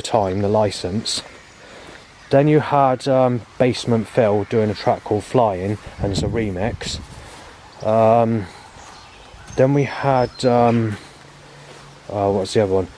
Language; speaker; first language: English; native; English